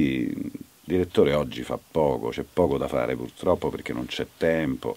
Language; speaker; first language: Italian; native; Italian